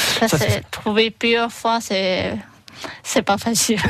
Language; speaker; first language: French; non-native, learner; Chinese